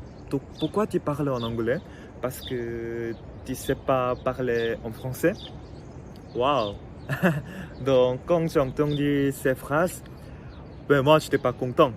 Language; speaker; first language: French; non-native, fluent; Korean